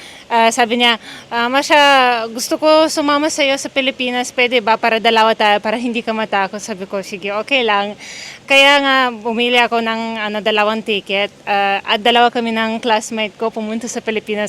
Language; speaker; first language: Filipino; non-native, fluent; Russian